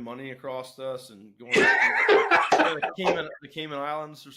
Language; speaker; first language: English; native; English